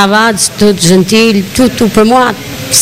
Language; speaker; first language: French; non-native, learner; Albanian